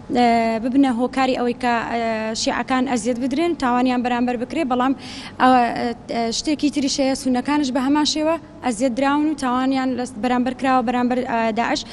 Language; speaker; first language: Central Kurdish; non-native, local second language; Turkmen